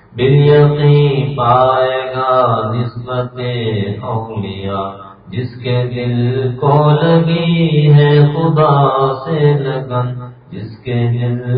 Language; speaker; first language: Urdu; native; Urdu